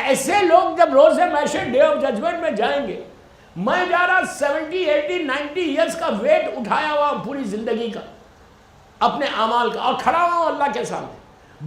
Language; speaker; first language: Urdu; native; Urdu